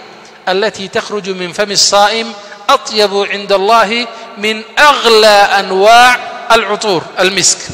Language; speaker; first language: Arabic; non-native, fluent; Somali